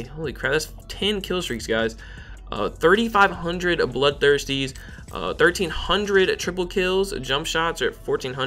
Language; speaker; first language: English; native; English